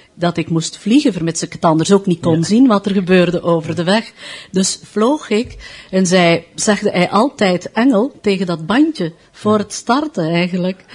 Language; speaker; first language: Dutch; native; Dutch